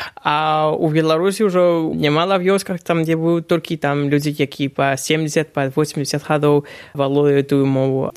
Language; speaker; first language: Belarusian; non-native, fluent; German